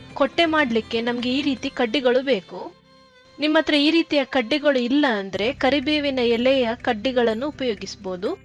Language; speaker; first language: Kannada; non-native, local second language; Tulu